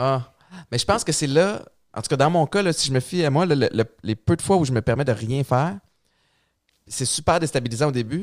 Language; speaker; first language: French; native; French